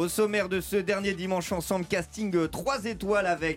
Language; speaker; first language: French; native; French